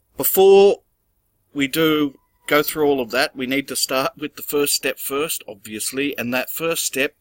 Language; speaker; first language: English; native; English